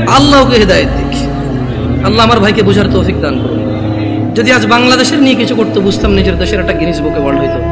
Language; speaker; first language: Bangla; early bilingual, heritage; Bangla